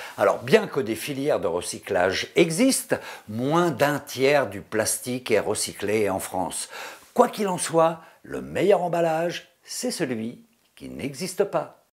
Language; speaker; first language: French; native; French